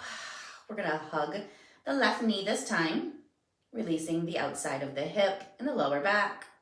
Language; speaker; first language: English; native; English